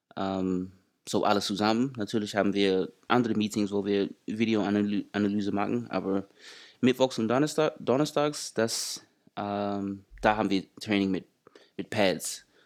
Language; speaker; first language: German; non-native, fluent; English